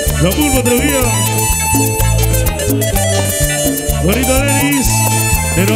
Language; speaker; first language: Spanish; native; Spanish